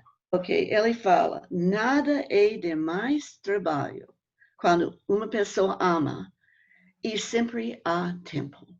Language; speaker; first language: Portuguese; non-native, fluent; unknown